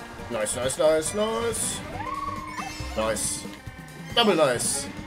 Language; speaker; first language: English; non-native, fluent; German